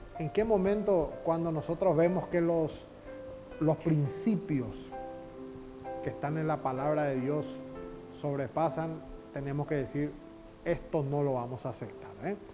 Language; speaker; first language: Spanish; native; Spanish